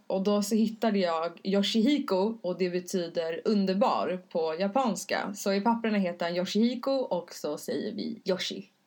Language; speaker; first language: Swedish; native; Swedish